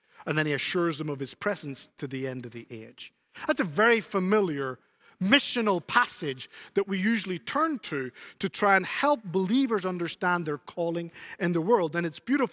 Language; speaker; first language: English; native; English